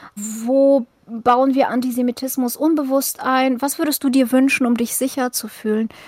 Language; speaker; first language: German; early bilingual, other home language; Russian